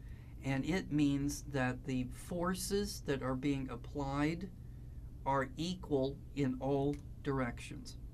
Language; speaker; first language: English; native; English